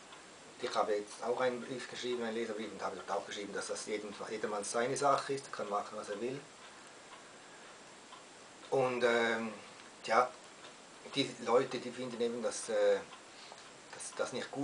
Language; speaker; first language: German; native; German